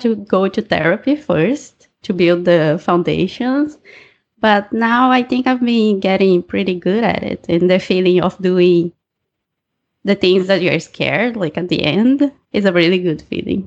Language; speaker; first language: English; non-native, fluent; Portuguese